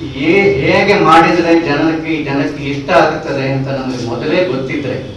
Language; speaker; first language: Kannada; non-native, local second language; Tulu